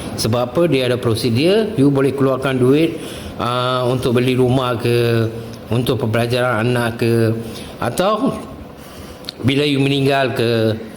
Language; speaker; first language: Malay; non-native, local second language; Tamil